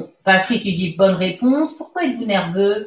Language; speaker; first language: French; native; French